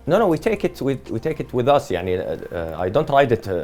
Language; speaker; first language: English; non-native, learner; Arabic